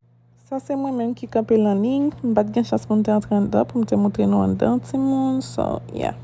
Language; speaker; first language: French; non-native, learner; Haitian Creole